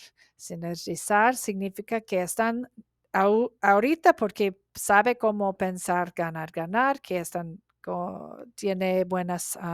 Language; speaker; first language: Spanish; non-native, learner; English